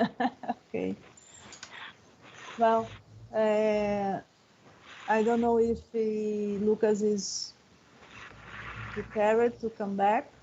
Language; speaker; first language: English; non-native, learner; Portuguese